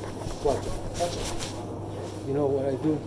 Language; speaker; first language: English; non-native, learner; Spanish